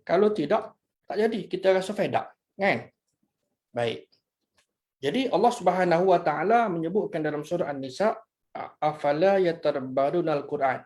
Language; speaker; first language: Malay; native; Malay